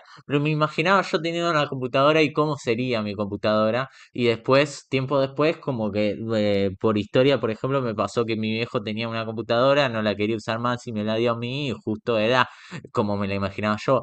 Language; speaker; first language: Spanish; native; Spanish